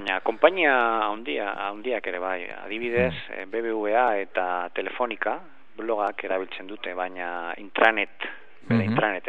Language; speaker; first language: Basque; non-native, learner; Spanish